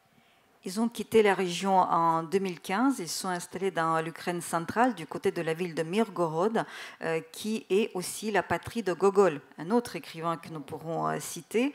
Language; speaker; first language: French; non-native, fluent; Ukrainian